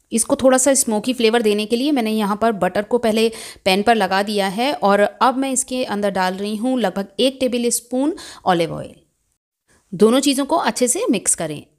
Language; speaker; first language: Hindi; native; Hindi